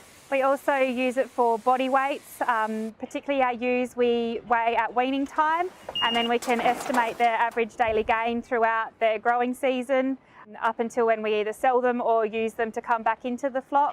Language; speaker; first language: English; native; English